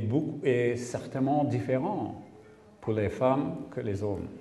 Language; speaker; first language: French; non-native, learner; English